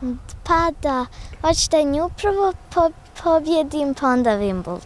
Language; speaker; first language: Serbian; early bilingual, heritage; Serbian